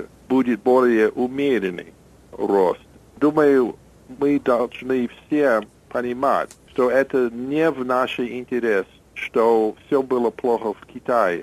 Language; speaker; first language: Russian; non-native, fluent; English